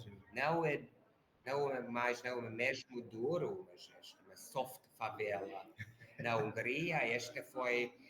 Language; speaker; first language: Portuguese; non-native, learner; Hungarian